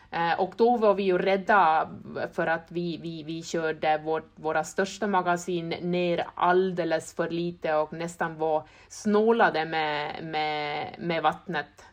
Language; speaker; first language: Swedish; non-native, fluent; Estonian